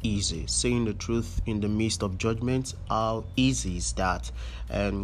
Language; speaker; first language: English; non-native, local second language; Yoruba